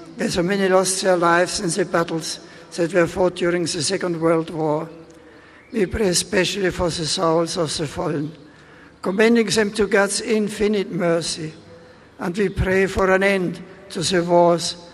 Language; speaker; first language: English; non-native, fluent; German